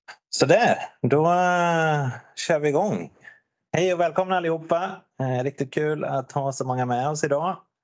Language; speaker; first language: Swedish; native; Swedish